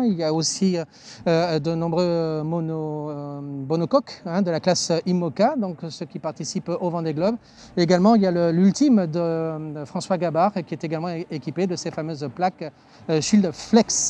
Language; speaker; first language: French; native; French